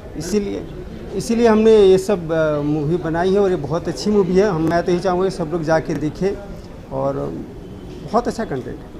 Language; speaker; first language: Hindi; native; Hindi